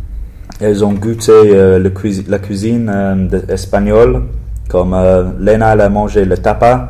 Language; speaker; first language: French; non-native, learner; English